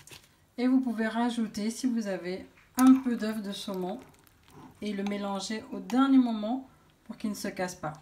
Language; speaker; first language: French; native; French